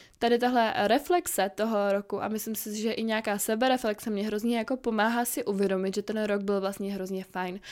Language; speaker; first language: Czech; native; Czech